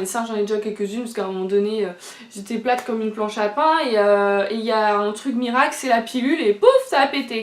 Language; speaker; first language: French; native; French